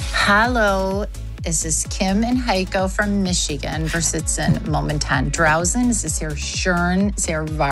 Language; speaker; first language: German; non-native, learner; English